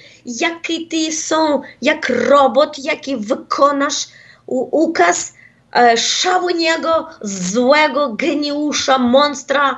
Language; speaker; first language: Polish; non-native, fluent; Ukrainian